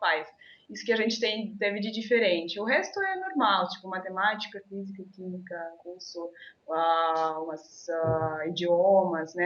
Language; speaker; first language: Portuguese; non-native, fluent; Russian